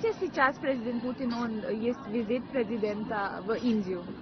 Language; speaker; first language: Russian; non-native, learner; Hindi